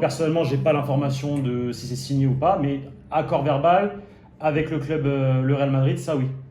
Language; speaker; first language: French; native; French